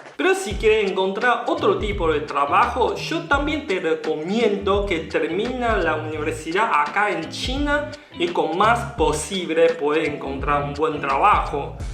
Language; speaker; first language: Spanish; non-native, learner; Chinese